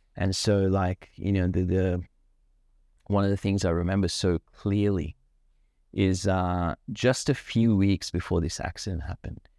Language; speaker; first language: English; non-native, local second language; Sinhala